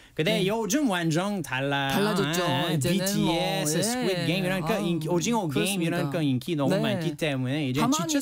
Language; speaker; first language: Korean; non-native, learner; French